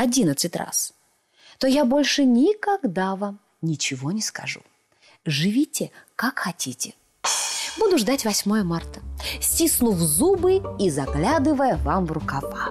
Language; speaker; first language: Russian; native; Russian